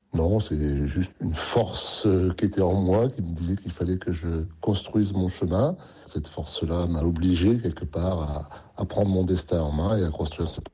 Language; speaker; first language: French; native; French